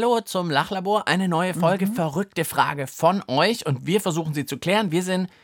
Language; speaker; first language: German; native; German